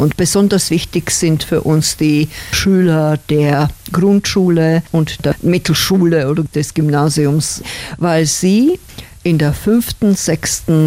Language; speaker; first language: German; non-native, fluent; Slovak